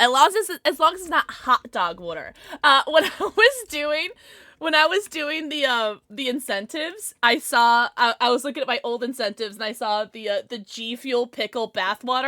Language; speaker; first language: English; native; English